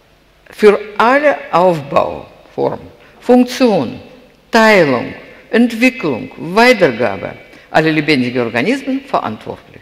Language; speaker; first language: German; non-native, fluent; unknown